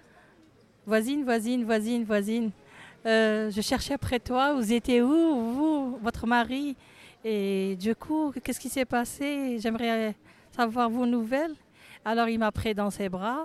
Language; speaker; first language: French; non-native, fluent; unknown